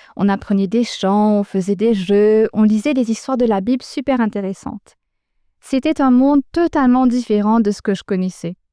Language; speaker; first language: French; non-native, local second language; Morisyen